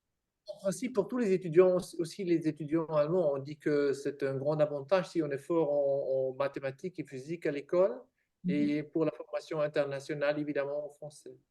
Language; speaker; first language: French; non-native, fluent; German